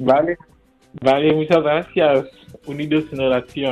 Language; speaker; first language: Spanish; non-native, fluent; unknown